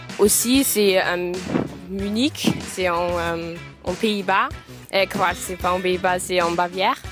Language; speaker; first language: French; non-native, learner; German